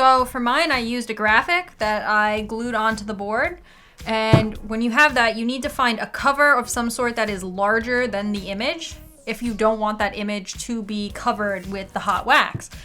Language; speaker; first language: English; native; English